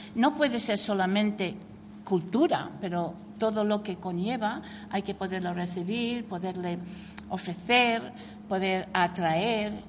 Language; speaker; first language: Spanish; non-native, fluent; English